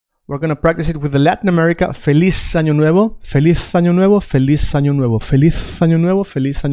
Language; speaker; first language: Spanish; native; Spanish